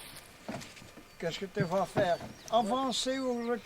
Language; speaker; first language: French; non-native, local second language; Dutch